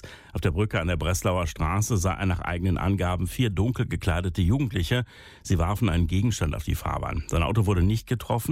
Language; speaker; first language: German; native; German